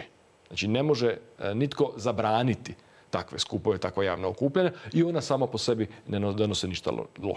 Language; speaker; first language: Croatian; native; Croatian